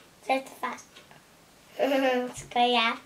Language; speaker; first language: Swedish; early bilingual, other home language; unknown